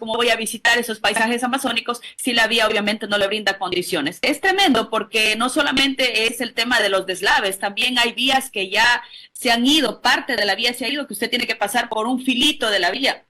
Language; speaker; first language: Spanish; native; Spanish